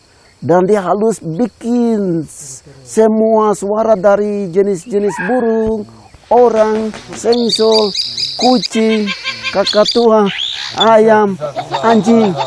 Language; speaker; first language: Indonesian; non-native, local second language; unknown